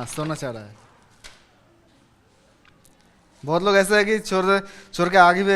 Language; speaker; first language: Hindi; non-native, local second language; Bangla